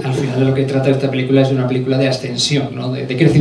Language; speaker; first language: Spanish; native; Spanish